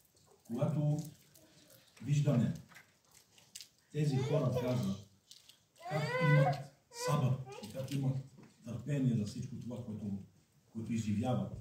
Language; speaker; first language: Bulgarian; non-native, fluent; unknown